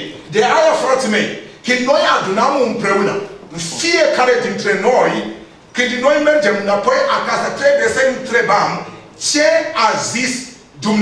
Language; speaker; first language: Romanian; non-native, learner; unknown